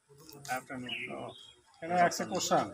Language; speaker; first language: English; non-native, learner; Bangla